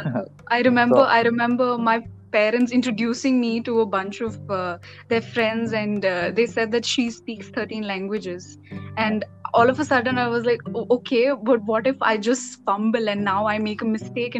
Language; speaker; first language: English; non-native, local second language; Odia